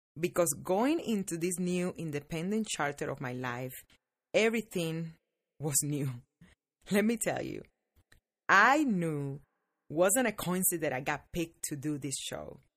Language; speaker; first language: English; non-native, fluent; Spanish